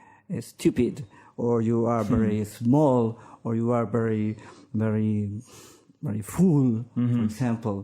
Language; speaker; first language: English; non-native, learner; Spanish